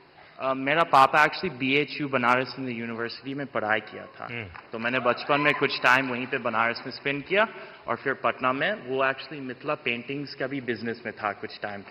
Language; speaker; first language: Hindi; non-native, fluent; English